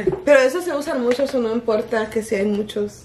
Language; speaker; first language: Spanish; early bilingual, heritage; Spanish